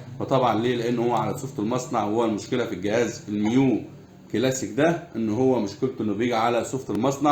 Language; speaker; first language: Arabic; native; Arabic